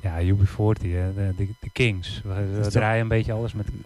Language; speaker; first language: Dutch; native; Dutch